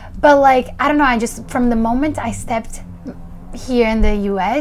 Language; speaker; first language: English; early bilingual, other home language; Portuguese